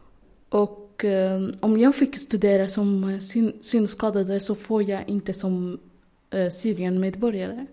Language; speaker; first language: Swedish; non-native, fluent; Arabic